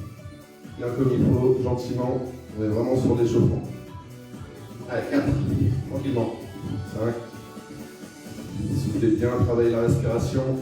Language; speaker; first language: French; native; French